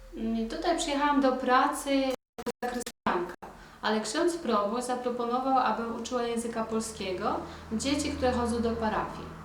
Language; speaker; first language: Polish; native; Polish